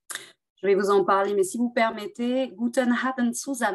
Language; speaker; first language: French; native; French